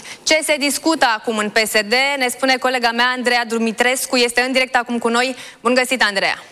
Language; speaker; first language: Romanian; native; Romanian